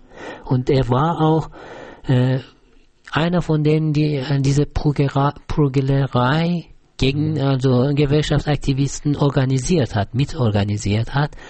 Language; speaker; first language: German; non-native, fluent; Persian